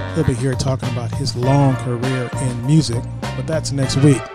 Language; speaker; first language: English; native; English